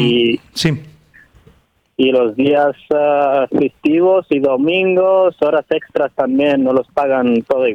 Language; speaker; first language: Spanish; non-native, learner; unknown